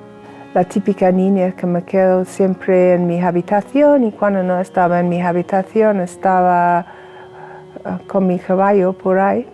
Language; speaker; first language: Spanish; non-native, fluent; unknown